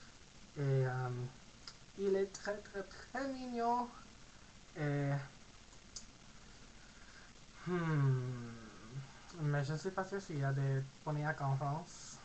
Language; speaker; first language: French; non-native, learner; English